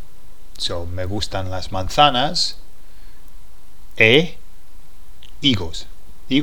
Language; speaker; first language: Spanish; non-native, learner; English